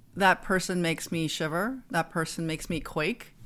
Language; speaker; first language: English; non-native, fluent; Korean